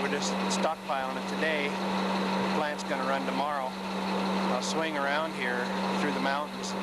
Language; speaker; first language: English; native; English